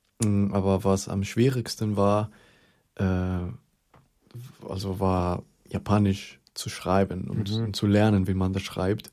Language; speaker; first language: German; early bilingual, other home language; Spanish